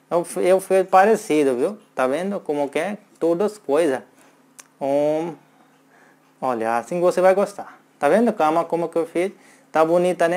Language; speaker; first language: Portuguese; non-native, learner; Hindi